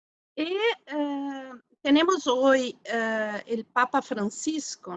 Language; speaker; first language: Spanish; non-native, fluent; Portuguese